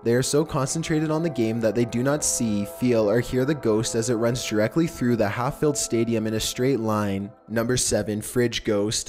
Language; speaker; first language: English; native; English